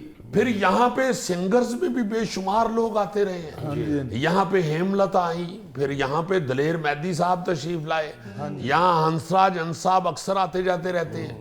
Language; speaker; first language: Urdu; native; Urdu